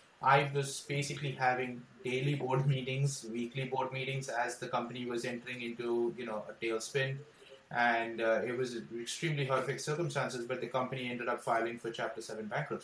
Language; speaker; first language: English; non-native, local second language; Hindi